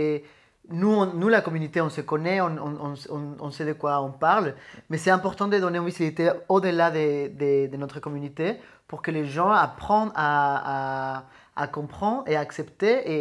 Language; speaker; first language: French; native; French